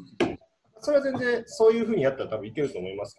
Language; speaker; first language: Japanese; native; Japanese